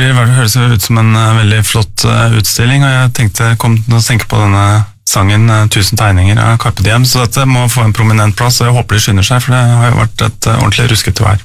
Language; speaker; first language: Norwegian; native; Norwegian